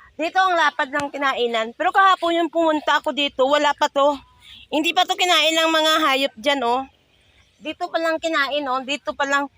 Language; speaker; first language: Filipino; non-native, local second language; Hiligaynon